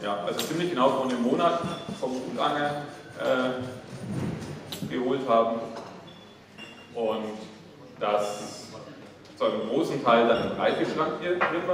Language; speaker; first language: German; native; German